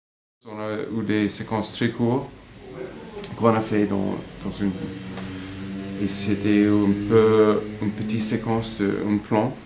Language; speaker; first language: French; non-native, fluent; English